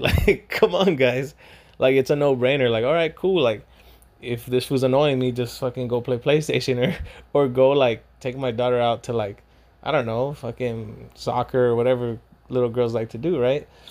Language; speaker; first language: English; early bilingual, other home language; Spanish